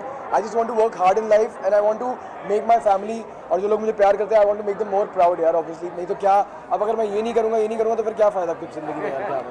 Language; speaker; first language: Hindi; native; Hindi